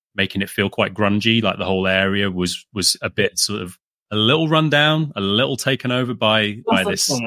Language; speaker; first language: English; native; English